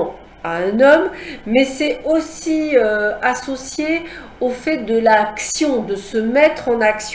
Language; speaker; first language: French; native; French